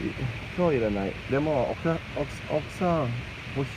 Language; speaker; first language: Japanese; non-native, learner; English